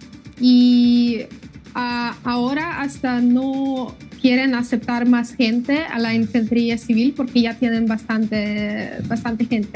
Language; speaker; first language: Spanish; non-native, fluent; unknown